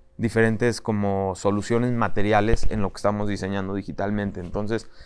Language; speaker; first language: Spanish; native; Spanish